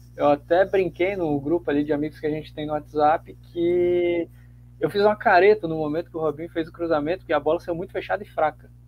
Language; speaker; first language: Portuguese; native; Portuguese